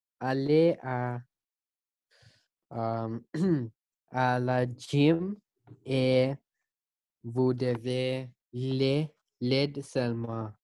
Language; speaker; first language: French; non-native, learner; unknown